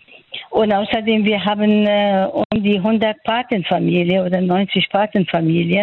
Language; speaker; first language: German; non-native, fluent; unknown